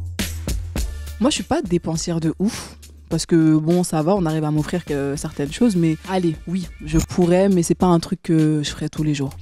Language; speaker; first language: French; native; French